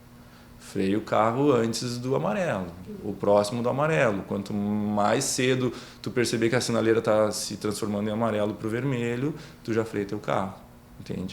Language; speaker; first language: Portuguese; native; Portuguese